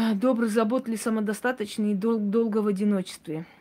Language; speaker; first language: Russian; non-native, local second language; Armenian